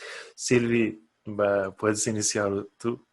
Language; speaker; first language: Spanish; non-native, fluent; Persian